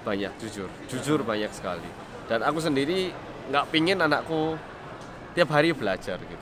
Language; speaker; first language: Indonesian; early bilingual, other home language; Korean